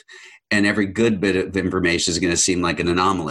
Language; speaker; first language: English; native; English